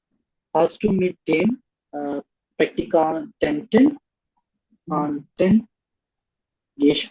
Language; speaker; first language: German; non-native, learner; Hindi